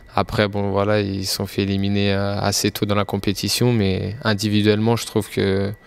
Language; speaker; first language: French; native; French